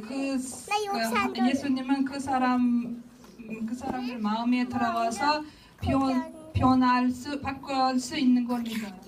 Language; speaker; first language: Korean; non-native, learner; Russian